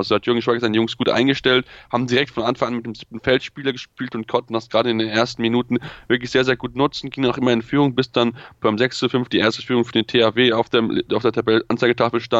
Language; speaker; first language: German; native; German